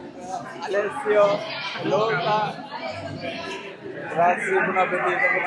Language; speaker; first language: Italian; non-native, learner; Bangla